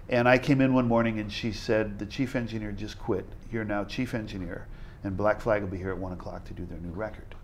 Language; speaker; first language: English; native; English